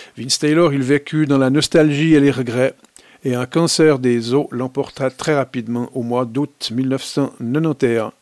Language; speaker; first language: French; native; French